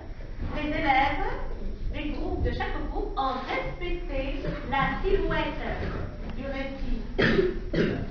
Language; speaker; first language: French; non-native, local second language; Arabic